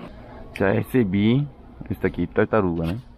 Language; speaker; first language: Portuguese; non-native, learner; Korean